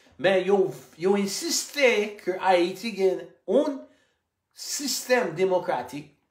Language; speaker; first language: Haitian Creole; non-native, fluent; English